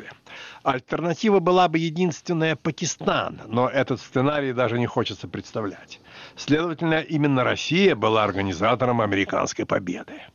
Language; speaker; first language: Russian; native; Russian